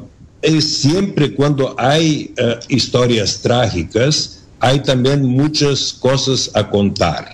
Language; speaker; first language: Spanish; non-native, learner; Bulgarian